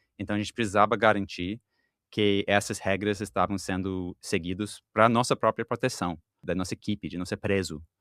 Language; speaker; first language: Portuguese; non-native, fluent; English